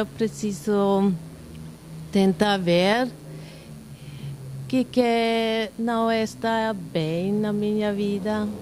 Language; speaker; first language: Portuguese; non-native, learner; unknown